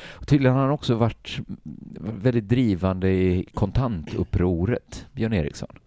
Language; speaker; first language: Swedish; native; Swedish